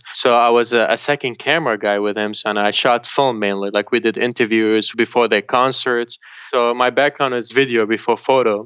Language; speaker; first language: English; non-native, fluent; Arabic